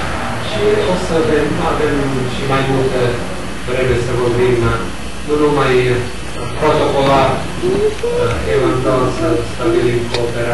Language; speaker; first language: Romanian; non-native, fluent; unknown